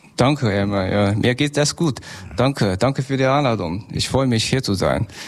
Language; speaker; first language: German; non-native, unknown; Vietnamese